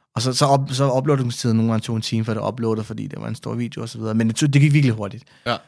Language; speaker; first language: Danish; early bilingual, other home language; Persian